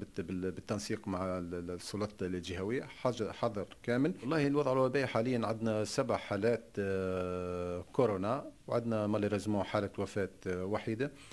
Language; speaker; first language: Arabic; native; Arabic